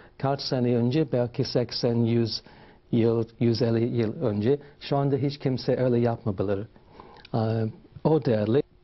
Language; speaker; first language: Turkish; non-native, learner; English